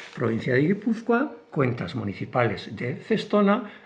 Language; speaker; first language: Spanish; non-native, local second language; Basque